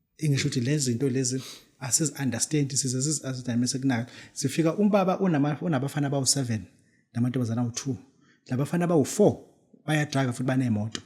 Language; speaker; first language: Zulu; native; Zulu